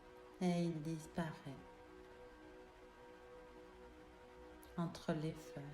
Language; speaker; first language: French; native; French